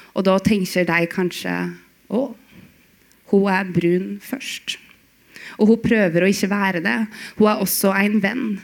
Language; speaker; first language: Norwegian; native; Norwegian